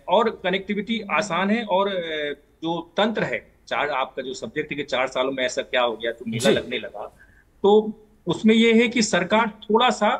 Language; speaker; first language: Hindi; native; Hindi